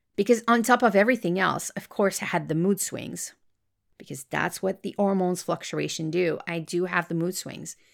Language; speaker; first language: English; non-native, fluent; French